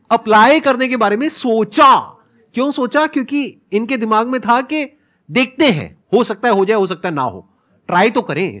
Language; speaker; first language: Hindi; native; Hindi